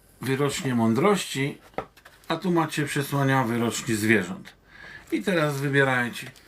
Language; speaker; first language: Polish; native; Polish